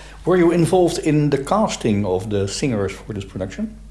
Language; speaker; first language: English; non-native, fluent; Dutch